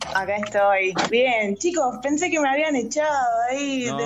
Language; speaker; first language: Spanish; native; Spanish